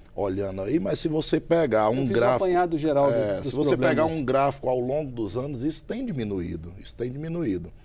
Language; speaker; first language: Portuguese; native; Portuguese